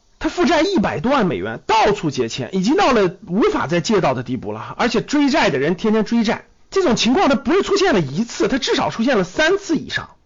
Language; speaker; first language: Chinese; native; Chinese